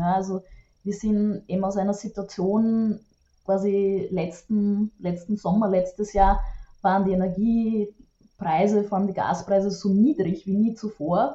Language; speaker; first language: German; native; German